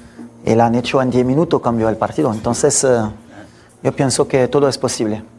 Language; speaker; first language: Spanish; non-native, fluent; French